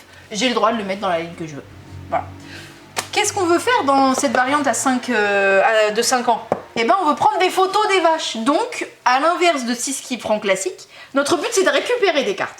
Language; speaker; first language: French; native; French